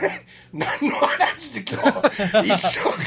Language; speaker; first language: Japanese; native; Japanese